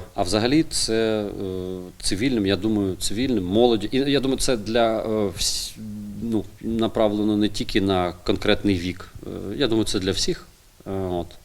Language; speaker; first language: Ukrainian; native; Ukrainian